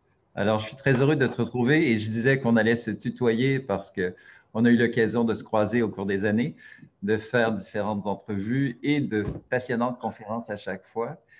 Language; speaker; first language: French; native; French